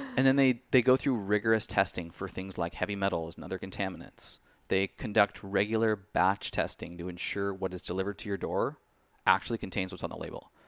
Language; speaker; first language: English; native; English